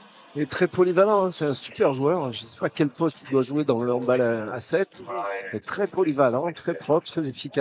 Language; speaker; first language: French; native; French